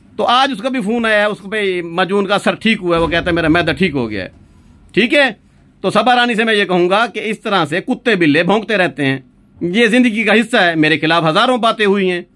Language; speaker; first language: Urdu; non-native, local second language; Saraiki